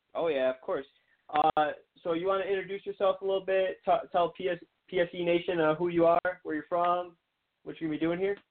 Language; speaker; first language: English; native; English